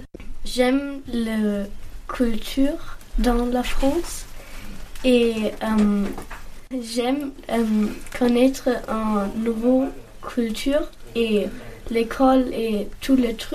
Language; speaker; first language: French; non-native, learner; German